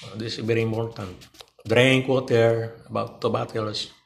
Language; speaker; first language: English; non-native, local second language; Cebuano